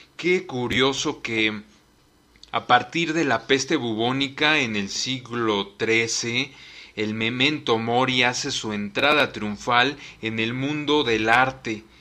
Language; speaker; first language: Spanish; native; Spanish